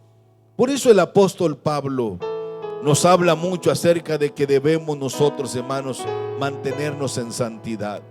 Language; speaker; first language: Spanish; native; Spanish